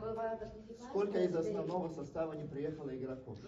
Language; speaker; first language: Russian; native; Russian